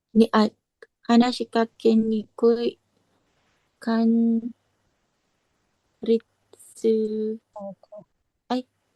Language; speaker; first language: Japanese; non-native, learner; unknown